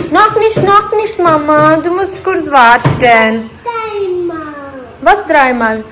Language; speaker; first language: German; non-native, learner; Telugu